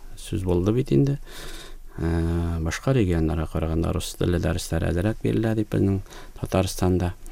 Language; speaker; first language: Tatar; native; Tatar